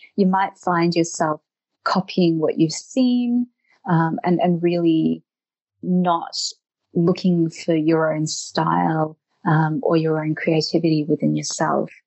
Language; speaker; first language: English; native; English